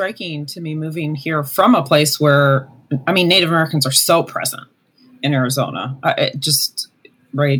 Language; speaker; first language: English; native; English